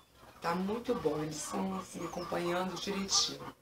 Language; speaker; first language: Portuguese; native; Portuguese